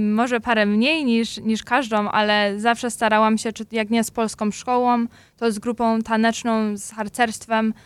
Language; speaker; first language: Polish; early bilingual, heritage; Polish